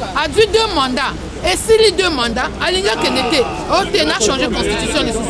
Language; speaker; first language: French; non-native, local second language; Lingala